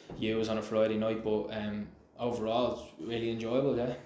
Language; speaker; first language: English; native; English